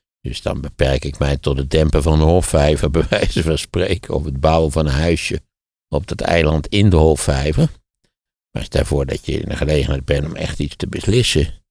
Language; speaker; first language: Dutch; native; Dutch